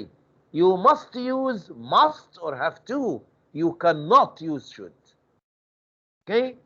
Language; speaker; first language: English; non-native, fluent; Arabic